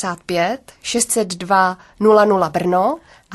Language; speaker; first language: Czech; native; Czech